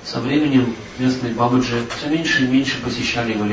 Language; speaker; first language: Russian; native; Russian